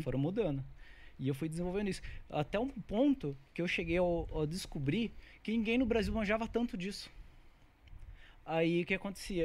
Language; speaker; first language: Portuguese; native; Portuguese